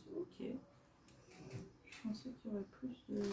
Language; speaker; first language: French; native; French